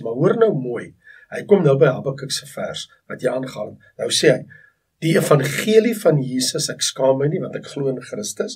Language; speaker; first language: Afrikaans; native; Afrikaans